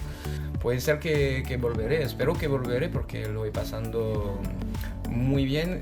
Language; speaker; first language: Spanish; non-native, fluent; French